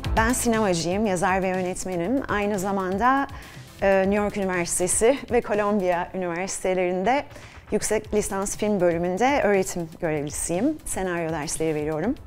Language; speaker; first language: Turkish; native; Turkish